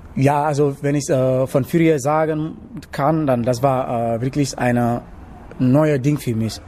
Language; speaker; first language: German; non-native, learner; Wolof